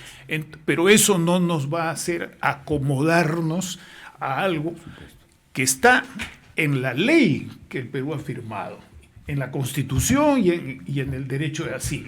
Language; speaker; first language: Spanish; native; Spanish